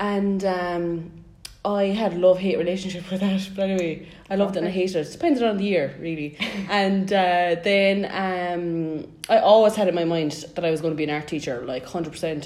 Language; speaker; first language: English; native; English